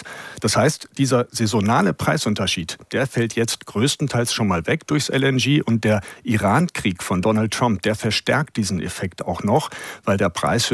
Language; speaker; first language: German; native; German